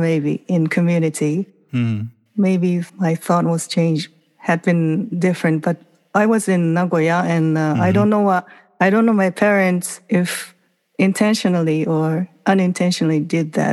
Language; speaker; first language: English; non-native, fluent; Japanese